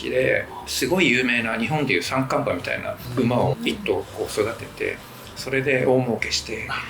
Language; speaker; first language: Japanese; native; Japanese